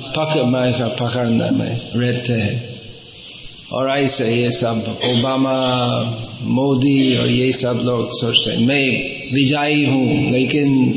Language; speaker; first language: Hindi; non-native, fluent; English